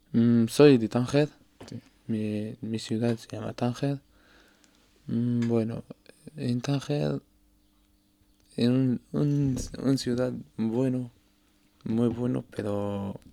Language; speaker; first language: Spanish; non-native, learner; Arabic